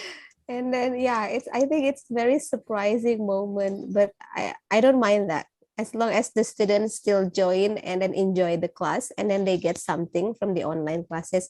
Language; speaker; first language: English; non-native, fluent; Indonesian